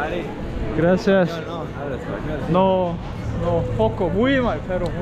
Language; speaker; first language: Spanish; non-native, learner; Turkish